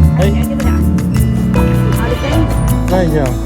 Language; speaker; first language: Japanese; non-native, learner; Filipino